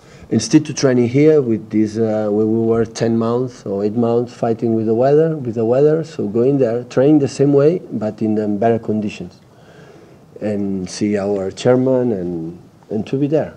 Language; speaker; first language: English; non-native, fluent; Catalan